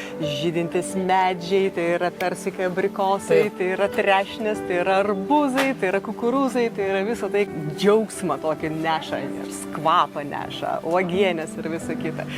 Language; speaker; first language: Lithuanian; early bilingual, other home language; Russian